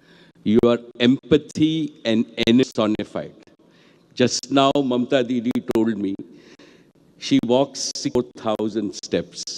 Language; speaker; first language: English; non-native, local second language; Gujarati